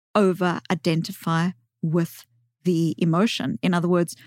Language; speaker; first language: English; native; English